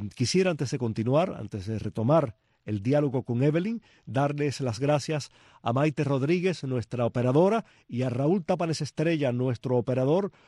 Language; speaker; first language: Spanish; native; Spanish